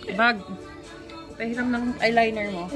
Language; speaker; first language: Filipino; native; Filipino